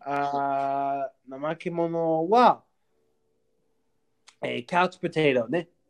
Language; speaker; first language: Japanese; non-native, learner; English